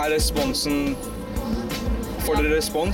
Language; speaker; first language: Norwegian; native; Norwegian